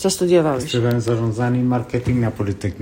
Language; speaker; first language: Polish; non-native, fluent; Spanish